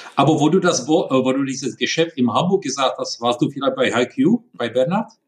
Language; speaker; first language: German; non-native, fluent; Czech